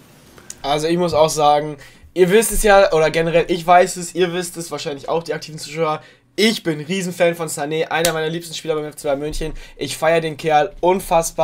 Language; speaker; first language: German; native; German